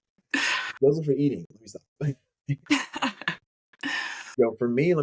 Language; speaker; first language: English; native; English